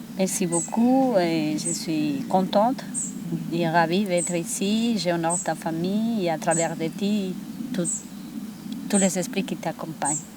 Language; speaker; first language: French; non-native, fluent; Spanish